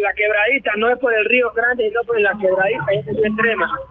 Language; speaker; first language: Spanish; native; Spanish